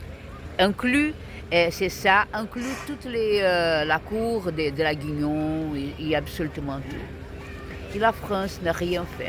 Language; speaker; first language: French; non-native, fluent; Portuguese